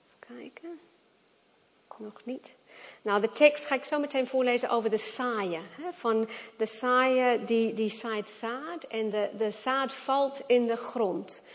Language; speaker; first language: Dutch; non-native, fluent; English